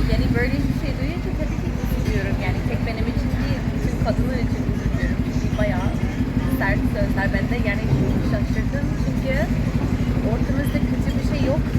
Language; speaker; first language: Turkish; non-native, fluent; English